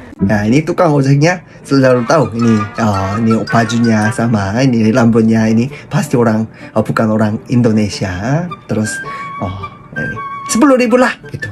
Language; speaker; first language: Indonesian; non-native, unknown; Korean